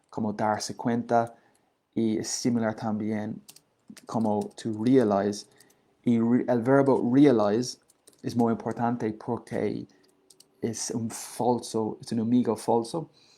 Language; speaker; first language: Spanish; non-native, learner; English